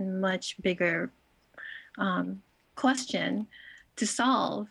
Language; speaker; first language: English; early bilingual, other home language; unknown